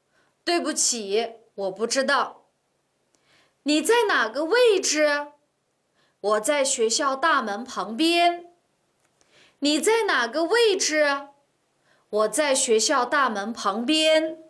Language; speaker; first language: Chinese; non-native, local second language; Uyghur